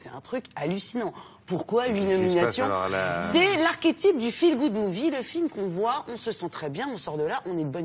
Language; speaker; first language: French; native; French